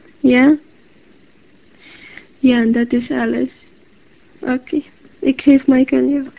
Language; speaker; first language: Dutch; non-native, learner; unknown